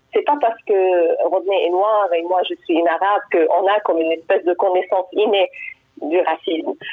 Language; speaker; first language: French; non-native, fluent; Arabic